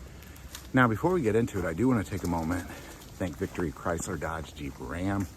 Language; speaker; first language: English; native; English